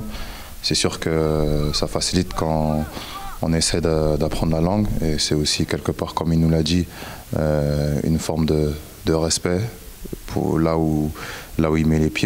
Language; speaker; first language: French; native; French